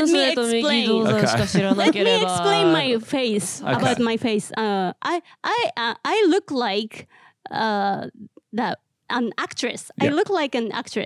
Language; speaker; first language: English; non-native, learner; Japanese